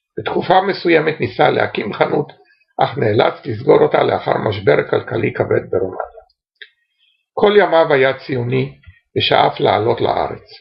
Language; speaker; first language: Hebrew; early bilingual, other home language; Romanian